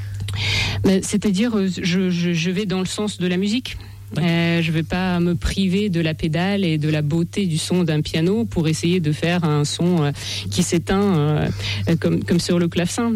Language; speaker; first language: French; non-native, fluent; Russian